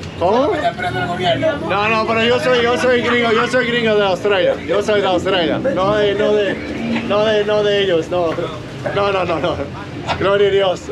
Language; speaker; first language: Spanish; non-native, learner; English